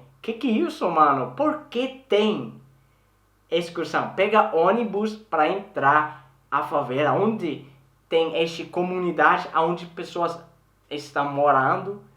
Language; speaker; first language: Portuguese; non-native, learner; Swedish